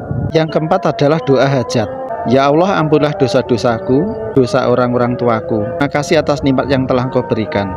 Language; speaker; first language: Indonesian; native; Indonesian